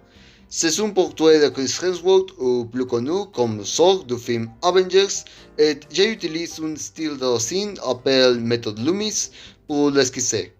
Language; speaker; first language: French; non-native, learner; Spanish